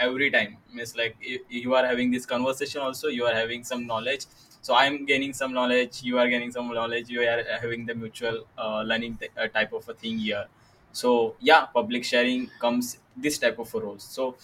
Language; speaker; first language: English; non-native, local second language; Marathi